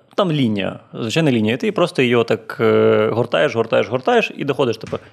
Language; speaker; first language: Ukrainian; native; Ukrainian